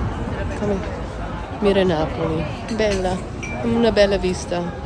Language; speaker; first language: Italian; non-native, learner; English